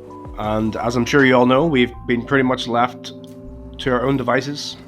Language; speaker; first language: English; native; English